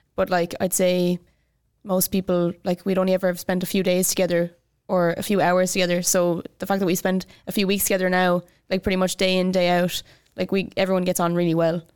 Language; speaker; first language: English; native; English